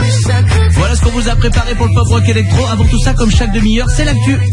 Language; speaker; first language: French; native; French